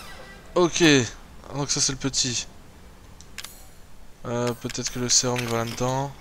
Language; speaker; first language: French; native; French